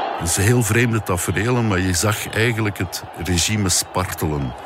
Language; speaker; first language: Dutch; native; Dutch